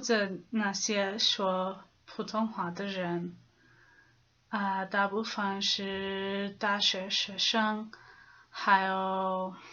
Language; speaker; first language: Chinese; non-native, fluent; English